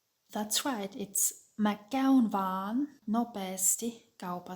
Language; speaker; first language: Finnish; non-native, fluent; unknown